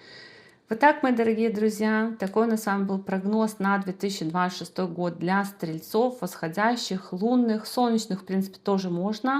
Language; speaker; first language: Russian; native; Russian